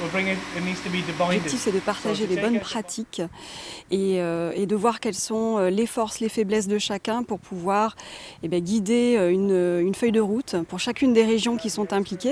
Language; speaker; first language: French; native; French